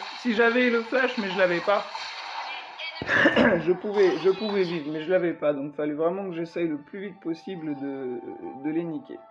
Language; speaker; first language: French; native; French